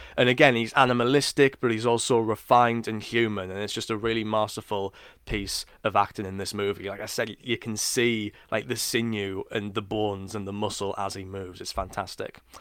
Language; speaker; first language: English; native; English